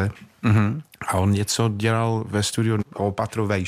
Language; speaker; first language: Czech; non-native, fluent; English